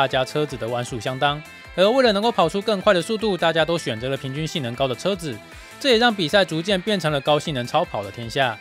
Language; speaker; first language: Chinese; native; Chinese